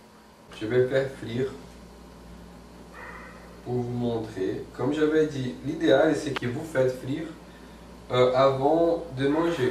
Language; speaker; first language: French; non-native, fluent; Portuguese